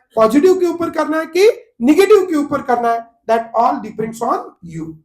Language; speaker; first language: Hindi; non-native, local second language; Marathi